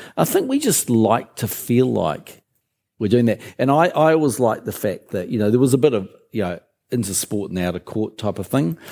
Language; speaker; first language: English; native; English